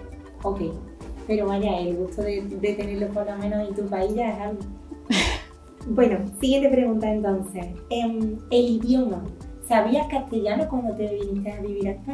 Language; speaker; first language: Spanish; native; Spanish